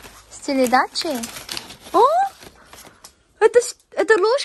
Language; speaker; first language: Russian; non-native, fluent; Korean